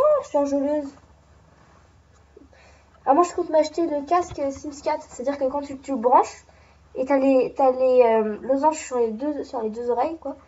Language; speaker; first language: French; native; French